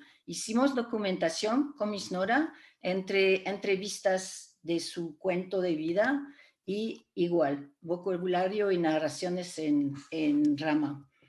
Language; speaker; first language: Spanish; non-native, fluent; French